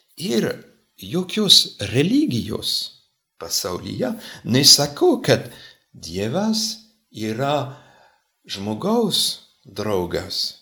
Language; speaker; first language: Lithuanian; non-native, fluent; French